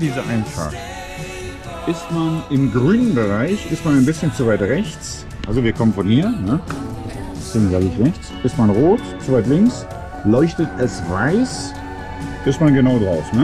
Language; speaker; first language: German; native; German